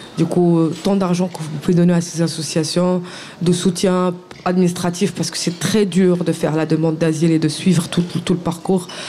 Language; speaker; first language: French; non-native, local second language; Arabic